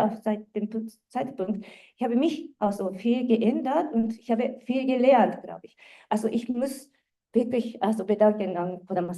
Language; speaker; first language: German; non-native, fluent; Japanese